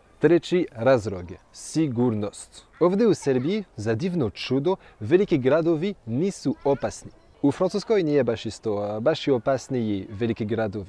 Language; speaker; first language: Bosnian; non-native, fluent; French